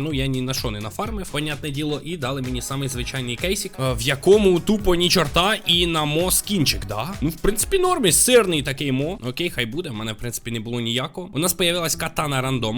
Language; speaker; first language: Ukrainian; non-native, local second language; Russian